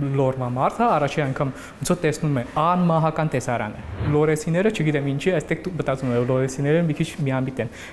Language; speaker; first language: Armenian; non-native, fluent; Chinese